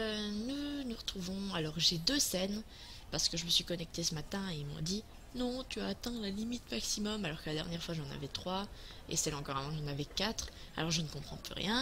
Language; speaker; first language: French; native; French